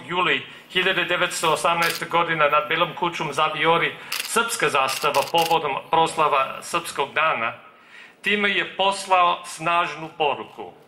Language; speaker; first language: Serbian; non-native, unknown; English